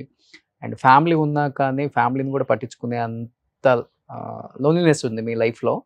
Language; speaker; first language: Telugu; native; Telugu